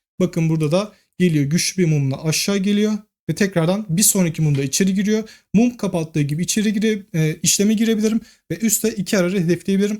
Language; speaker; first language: Turkish; native; Turkish